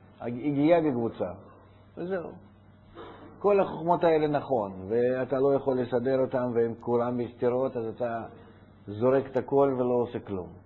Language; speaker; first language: Hebrew; non-native, fluent; Russian